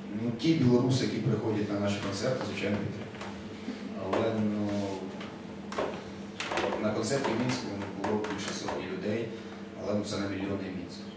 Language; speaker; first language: Ukrainian; native; Ukrainian